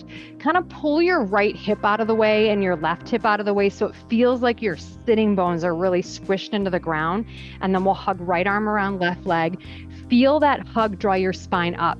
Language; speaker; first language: English; native; English